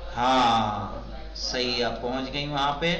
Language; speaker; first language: Urdu; native; Urdu